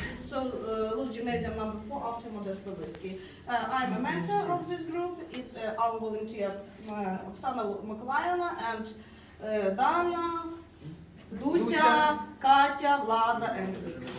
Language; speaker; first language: English; non-native, learner; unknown